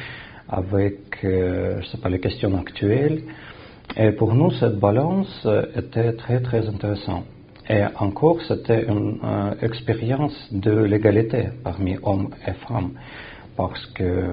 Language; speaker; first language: French; non-native, fluent; Russian